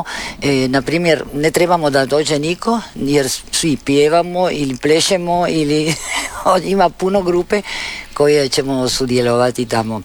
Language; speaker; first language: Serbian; early bilingual, heritage; Spanish